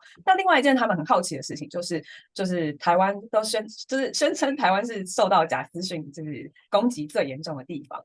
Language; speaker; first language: Chinese; native; Chinese